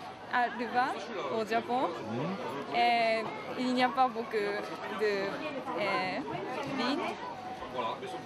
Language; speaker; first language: French; non-native, learner; Japanese